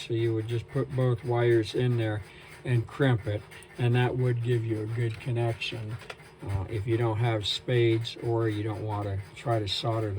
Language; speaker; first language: English; native; English